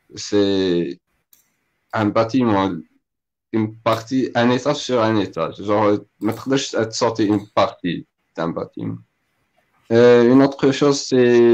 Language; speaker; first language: French; non-native, local second language; Arabic